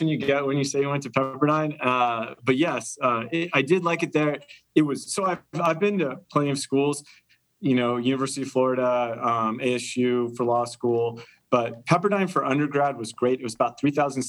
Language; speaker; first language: English; native; English